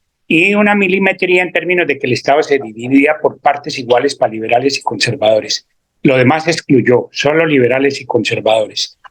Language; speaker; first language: Spanish; native; Spanish